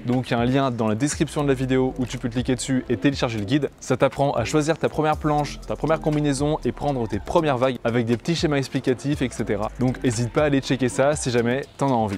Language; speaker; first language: French; native; French